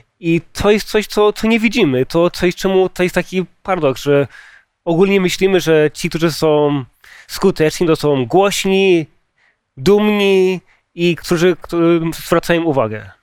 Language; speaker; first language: Polish; early bilingual, heritage; Polish